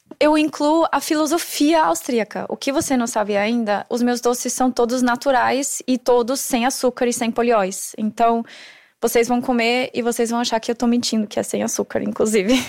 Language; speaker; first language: Portuguese; non-native, fluent; German